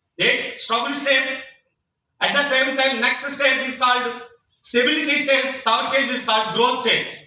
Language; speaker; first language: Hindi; non-native, local second language; Telugu